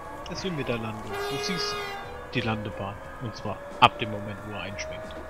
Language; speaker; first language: German; native; German